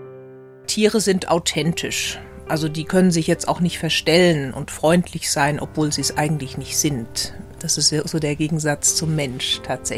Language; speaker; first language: German; native; German